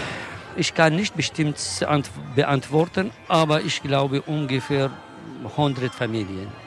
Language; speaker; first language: German; non-native, learner; Kurdish